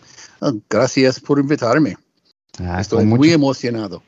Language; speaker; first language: Spanish; non-native, learner; English